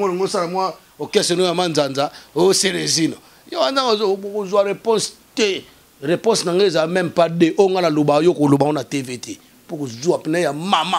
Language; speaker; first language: French; non-native, local second language; Lingala